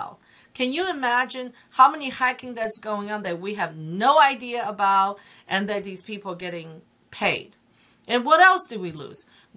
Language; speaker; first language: English; non-native, fluent; Chinese